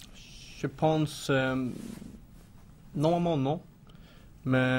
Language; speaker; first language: French; non-native, learner; Swedish